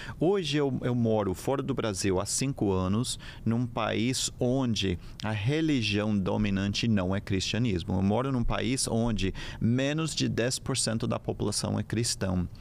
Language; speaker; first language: Portuguese; non-native, fluent; English